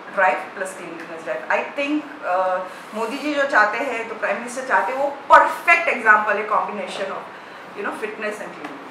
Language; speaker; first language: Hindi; non-native, local second language; Gujarati